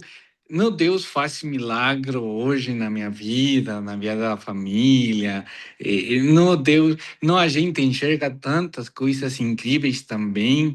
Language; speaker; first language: Portuguese; non-native, fluent; Spanish